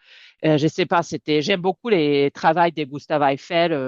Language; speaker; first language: French; non-native, fluent; Serbian